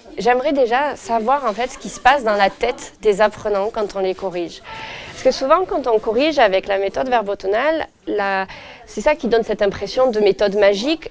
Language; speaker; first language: French; native; French